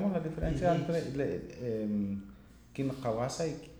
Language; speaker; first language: Spanish; non-native, learner; English